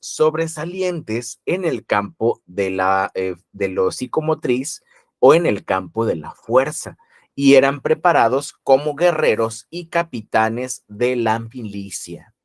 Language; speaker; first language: Spanish; native; Spanish